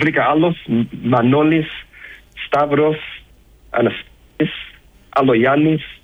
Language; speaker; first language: Greek; early bilingual, heritage; English